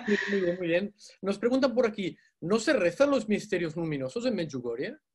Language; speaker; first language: Spanish; native; Spanish